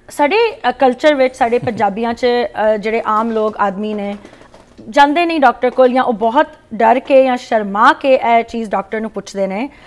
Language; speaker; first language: Punjabi; early bilingual, heritage; Punjabi